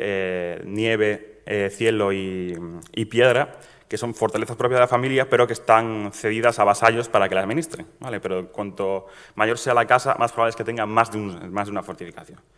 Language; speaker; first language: Spanish; native; Spanish